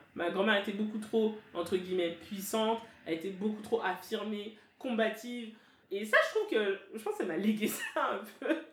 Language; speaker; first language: French; native; French